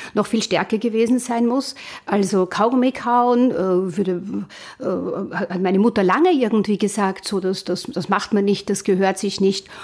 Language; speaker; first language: German; native; German